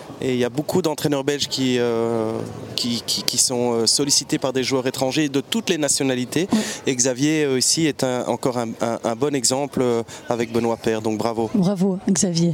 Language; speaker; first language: French; native; French